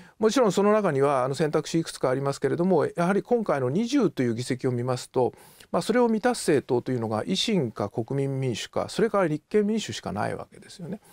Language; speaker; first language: Japanese; native; Japanese